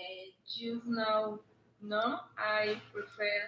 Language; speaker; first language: English; non-native, learner; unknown